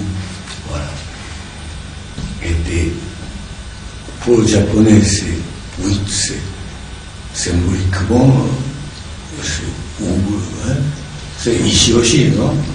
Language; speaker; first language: French; non-native, learner; Japanese